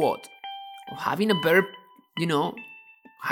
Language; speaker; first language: English; non-native, fluent; Spanish